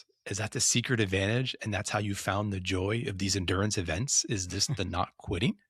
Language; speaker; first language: English; native; English